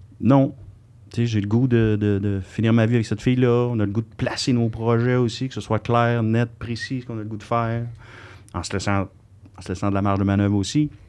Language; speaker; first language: French; native; French